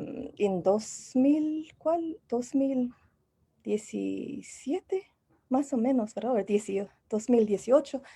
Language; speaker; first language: Spanish; non-native, learner; English